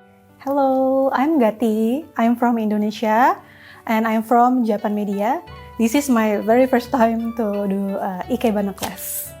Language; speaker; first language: English; non-native, local second language; Indonesian